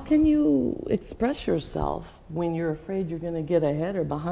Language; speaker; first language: English; native; English